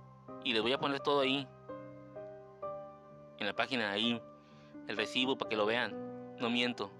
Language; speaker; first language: Spanish; native; Spanish